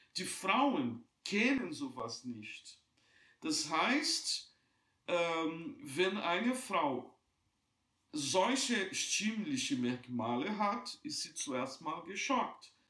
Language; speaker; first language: German; non-native, fluent; Portuguese